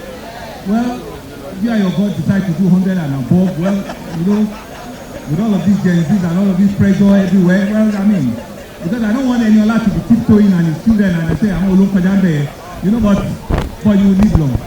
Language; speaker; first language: English; non-native, local second language; Yoruba